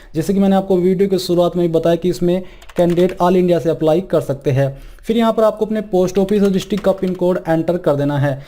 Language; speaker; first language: Hindi; native; Hindi